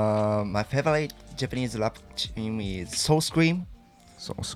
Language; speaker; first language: English; non-native, learner; Japanese